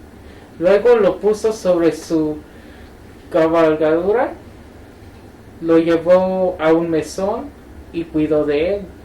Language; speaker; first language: Spanish; native; Spanish